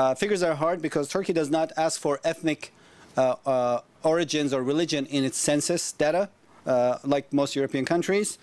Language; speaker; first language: English; non-native, fluent; Turkish